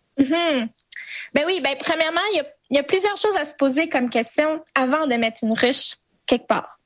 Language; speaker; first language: French; native; French